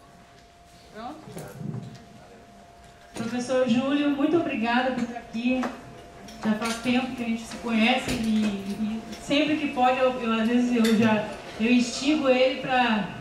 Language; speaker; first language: Portuguese; native; Portuguese